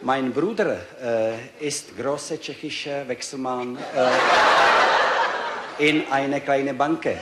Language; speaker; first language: German; non-native, learner; Czech